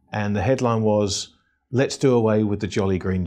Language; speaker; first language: English; native; English